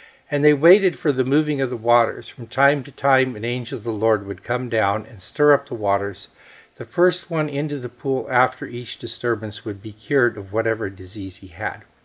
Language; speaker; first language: English; native; English